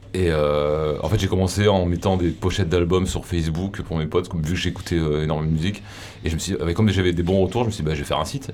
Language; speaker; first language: French; native; French